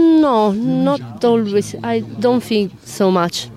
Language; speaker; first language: English; non-native, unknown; Italian